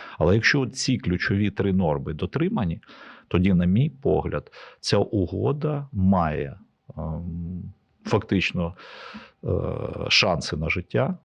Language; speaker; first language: Ukrainian; native; Ukrainian